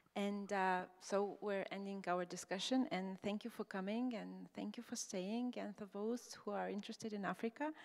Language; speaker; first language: English; non-native, fluent; Lithuanian